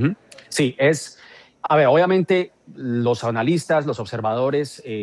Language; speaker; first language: Spanish; native; Spanish